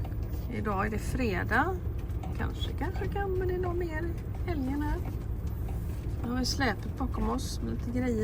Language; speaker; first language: Swedish; native; Swedish